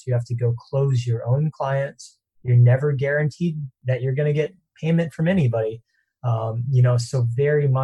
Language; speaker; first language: English; native; English